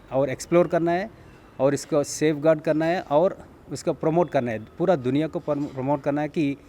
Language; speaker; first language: Hindi; non-native, local second language; Telugu